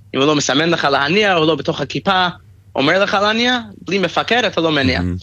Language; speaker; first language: Hebrew; non-native, fluent; English